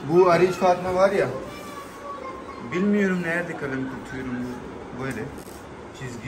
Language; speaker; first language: Turkish; non-native, learner; Urdu